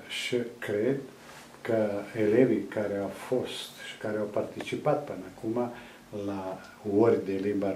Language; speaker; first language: Romanian; non-native, local second language; Serbian